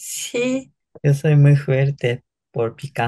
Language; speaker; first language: Spanish; non-native, learner; Japanese